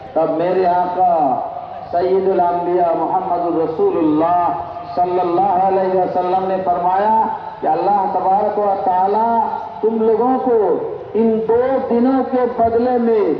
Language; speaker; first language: Hindi; non-native, local second language; Bangla